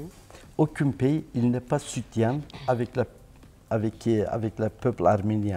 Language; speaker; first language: French; non-native, learner; Turkish